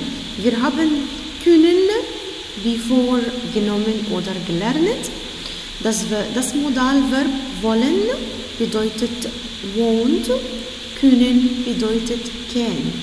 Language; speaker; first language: German; non-native, fluent; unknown